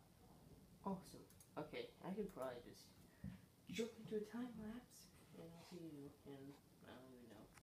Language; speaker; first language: English; native; English